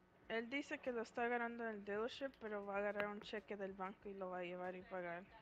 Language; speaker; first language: Spanish; early bilingual, heritage; Spanish